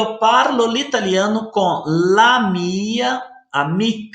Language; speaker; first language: Italian; non-native, fluent; Portuguese